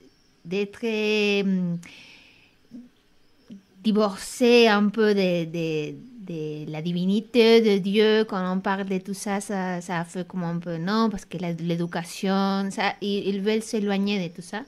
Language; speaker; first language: French; non-native, fluent; Spanish